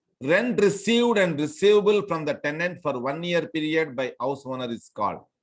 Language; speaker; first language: English; non-native, local second language; Telugu